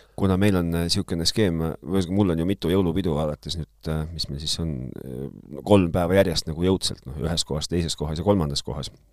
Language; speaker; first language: Estonian; native; Estonian